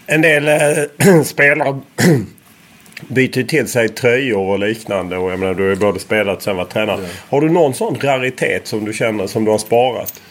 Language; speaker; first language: Swedish; native; Swedish